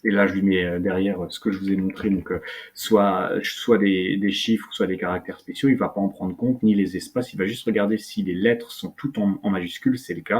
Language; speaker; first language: French; native; French